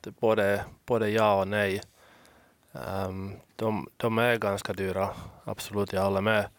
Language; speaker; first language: Swedish; non-native, local second language; Finnish